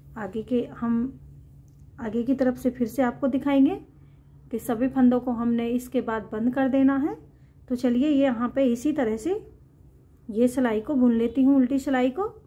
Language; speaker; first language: Hindi; native; Hindi